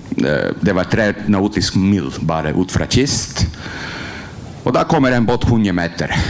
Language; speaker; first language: Norwegian; non-native, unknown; Croatian